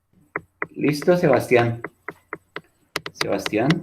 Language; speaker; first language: Spanish; native; Spanish